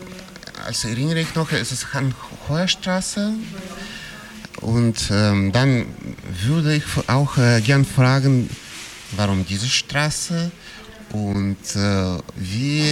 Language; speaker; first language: German; non-native, fluent; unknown